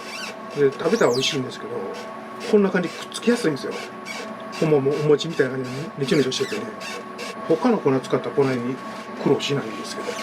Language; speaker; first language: Japanese; native; Japanese